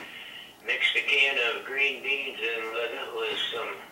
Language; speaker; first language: English; native; English